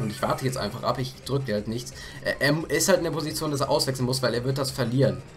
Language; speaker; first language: German; native; German